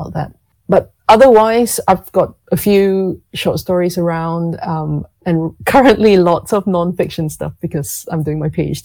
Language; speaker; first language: English; non-native, local second language; Cantonese